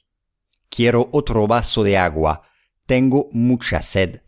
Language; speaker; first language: Spanish; non-native, fluent; English